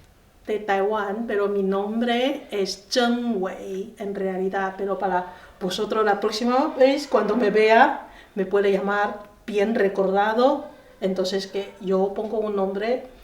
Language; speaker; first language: Spanish; non-native, learner; Chinese